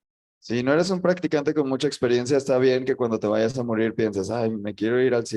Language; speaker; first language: Spanish; native; Spanish